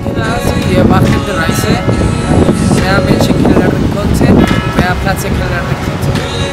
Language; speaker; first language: German; non-native, learner; Spanish